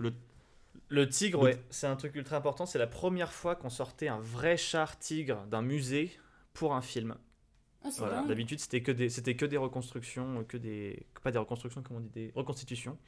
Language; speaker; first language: French; native; French